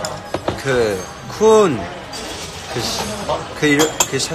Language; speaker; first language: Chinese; non-native, local second language; Cantonese